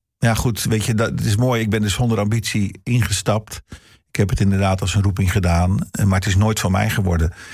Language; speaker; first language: Dutch; early bilingual, heritage; Dutch